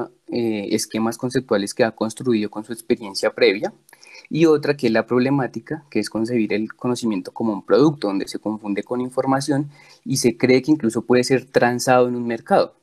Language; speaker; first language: Spanish; native; Spanish